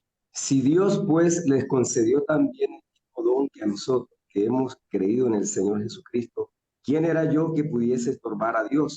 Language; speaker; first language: Spanish; native; Spanish